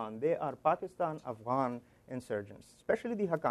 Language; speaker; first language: English; non-native, local second language; Pashto